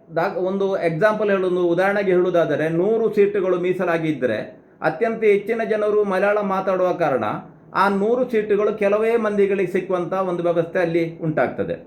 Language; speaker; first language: Kannada; non-native, local second language; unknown